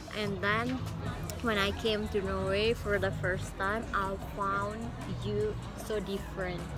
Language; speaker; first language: English; non-native, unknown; Indonesian